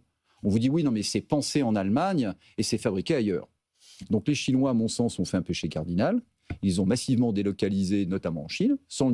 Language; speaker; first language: French; native; French